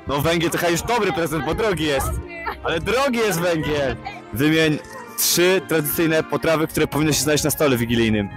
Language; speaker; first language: Polish; native; Polish